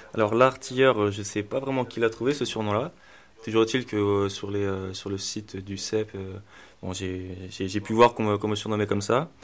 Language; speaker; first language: French; native; French